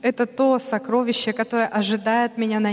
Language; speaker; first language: Russian; native; Russian